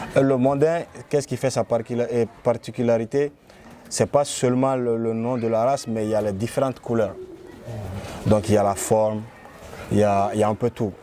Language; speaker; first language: French; non-native, local second language; Fula